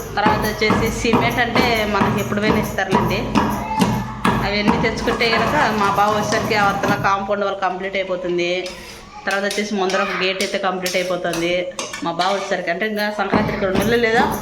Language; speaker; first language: Telugu; native; Telugu